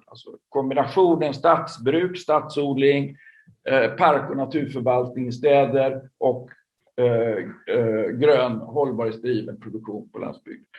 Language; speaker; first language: Swedish; native; Swedish